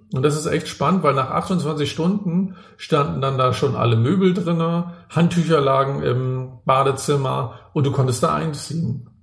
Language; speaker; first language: German; native; German